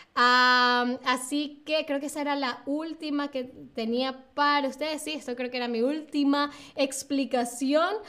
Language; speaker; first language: Spanish; native; Spanish